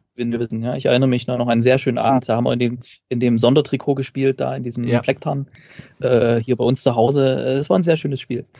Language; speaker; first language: German; native; German